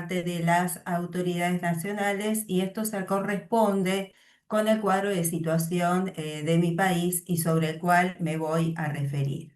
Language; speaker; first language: Spanish; native; Spanish